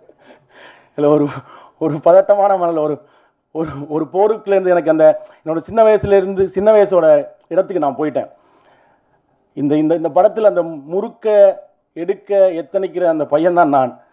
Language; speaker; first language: Tamil; native; Tamil